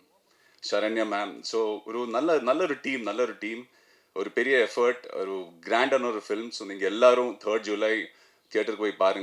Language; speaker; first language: Tamil; non-native, fluent; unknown